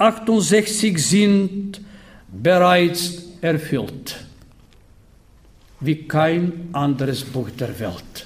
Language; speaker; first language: German; non-native, fluent; Bulgarian